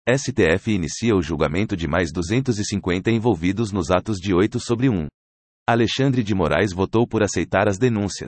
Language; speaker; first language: Portuguese; native; Portuguese